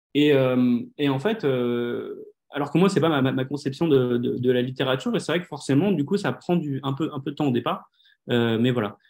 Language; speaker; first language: French; native; French